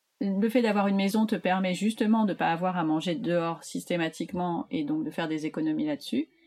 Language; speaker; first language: French; native; French